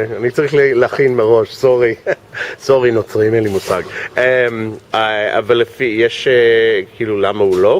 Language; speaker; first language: Hebrew; non-native, fluent; English